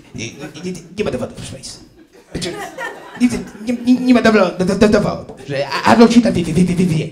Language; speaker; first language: Polish; native; Polish